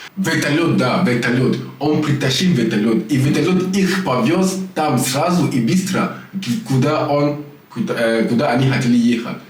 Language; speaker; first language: Russian; non-native, learner; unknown